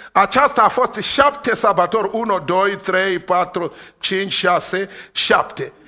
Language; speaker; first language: Romanian; non-native, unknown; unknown